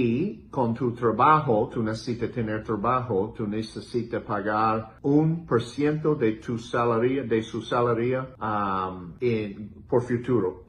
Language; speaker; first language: Spanish; non-native, learner; English